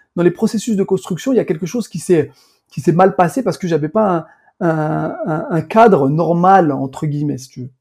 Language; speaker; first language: French; early bilingual, other home language; Arabic